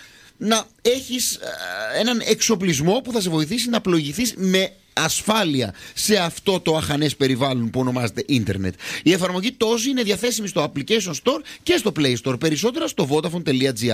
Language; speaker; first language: Greek; native; Greek